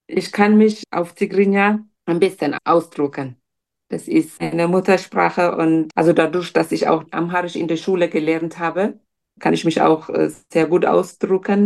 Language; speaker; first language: German; non-native, fluent; Tigrinya